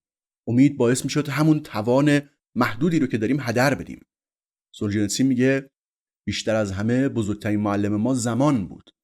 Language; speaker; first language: Persian; native; Persian